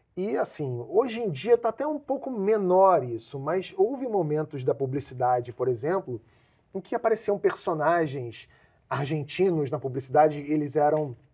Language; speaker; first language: Portuguese; native; Portuguese